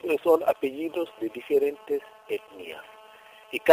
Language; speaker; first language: Spanish; non-native, fluent; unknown